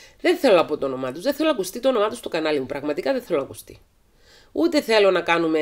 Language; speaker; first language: Greek; native; Greek